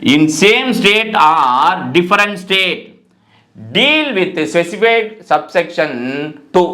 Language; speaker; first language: English; non-native, local second language; Tamil